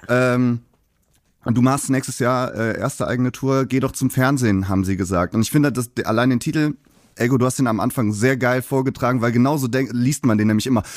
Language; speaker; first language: German; native; German